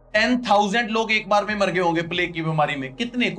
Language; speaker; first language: Hindi; non-native, local second language; Punjabi